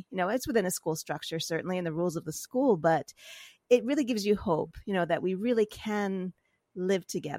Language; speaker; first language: English; native; English